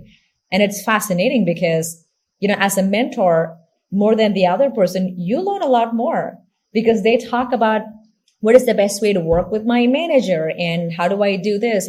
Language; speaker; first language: English; non-native, local second language; Tamil